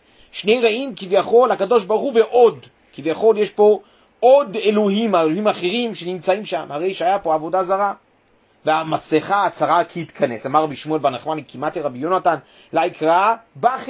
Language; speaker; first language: Hebrew; native; Hebrew